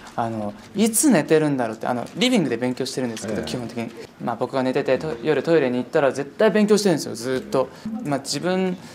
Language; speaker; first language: Japanese; native; Japanese